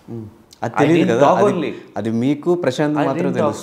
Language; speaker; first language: Telugu; native; Telugu